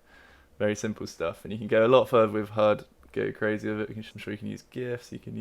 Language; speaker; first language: English; native; English